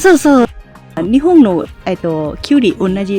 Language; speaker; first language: Japanese; non-native, learner; Thai